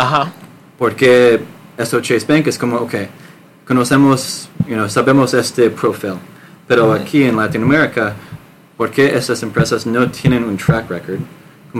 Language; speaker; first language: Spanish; non-native, learner; English